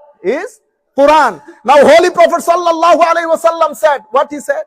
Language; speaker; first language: English; non-native, local second language; Bangla